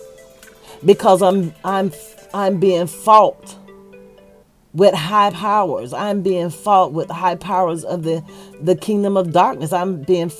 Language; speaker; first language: English; native; English